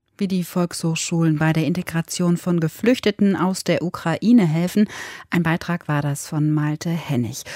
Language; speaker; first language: German; native; German